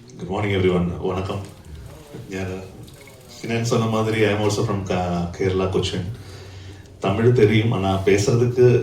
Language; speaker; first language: Tamil; non-native, learner; Malayalam